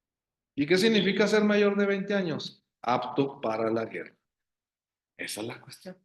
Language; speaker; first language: Spanish; native; Spanish